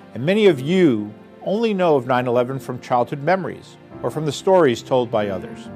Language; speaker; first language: English; native; English